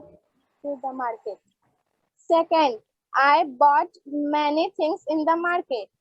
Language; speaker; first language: English; non-native, learner; Hindi